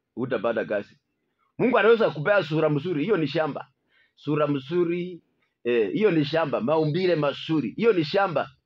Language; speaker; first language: Swahili; non-native, local second language; Luyia